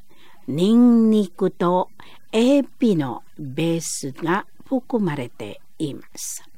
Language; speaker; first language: Japanese; non-native, fluent; Indonesian